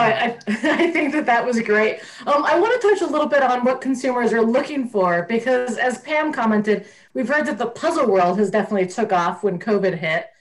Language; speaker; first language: English; native; English